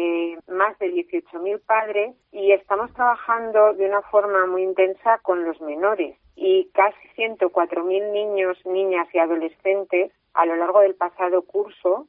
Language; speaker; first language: Spanish; native; Spanish